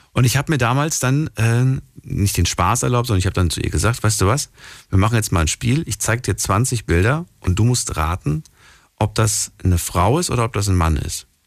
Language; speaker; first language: German; native; German